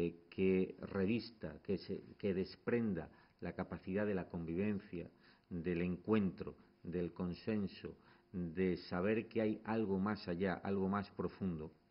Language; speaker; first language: Spanish; native; Spanish